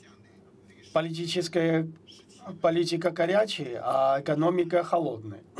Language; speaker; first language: Russian; non-native, fluent; Chinese